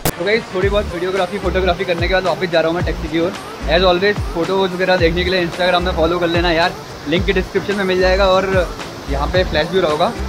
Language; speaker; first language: Hindi; native; Hindi